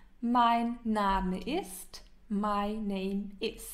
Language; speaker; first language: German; non-native, fluent; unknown